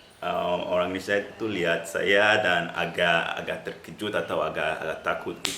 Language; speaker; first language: Indonesian; non-native, fluent; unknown